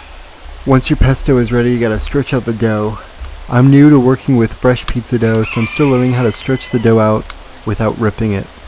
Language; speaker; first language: English; native; English